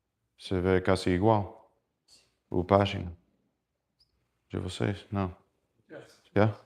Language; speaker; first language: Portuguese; non-native, learner; Spanish